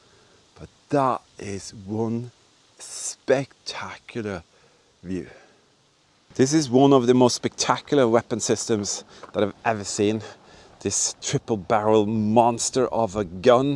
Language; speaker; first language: English; non-native, fluent; Norwegian